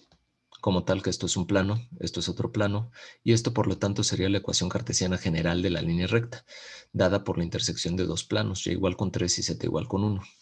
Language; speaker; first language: Spanish; native; Spanish